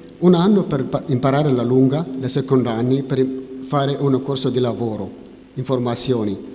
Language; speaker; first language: Italian; non-native, learner; Tigrinya